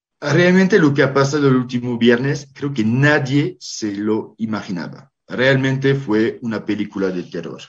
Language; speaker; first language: Spanish; non-native, fluent; French